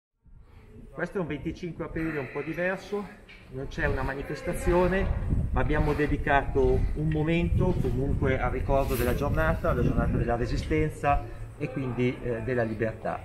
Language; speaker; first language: Italian; native; Italian